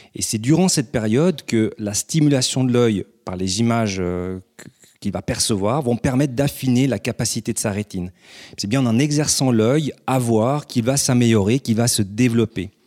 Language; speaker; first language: French; native; French